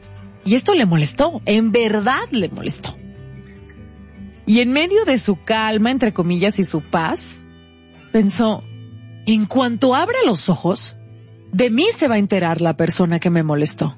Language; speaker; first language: Spanish; native; Spanish